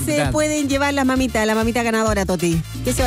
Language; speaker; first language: Spanish; native; Spanish